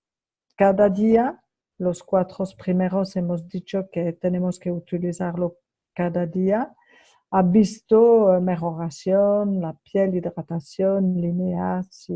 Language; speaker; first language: Spanish; non-native, fluent; French